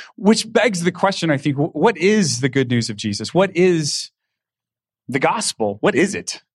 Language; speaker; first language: English; native; English